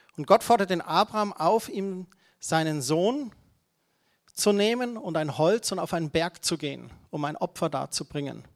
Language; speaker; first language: German; native; German